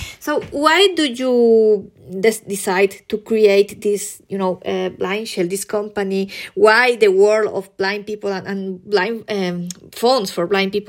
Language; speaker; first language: English; non-native, learner; Spanish